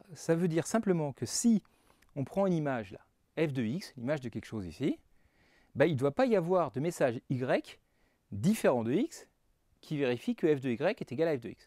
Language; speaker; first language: French; native; French